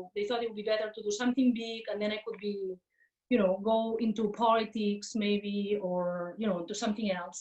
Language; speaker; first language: English; non-native, fluent; Spanish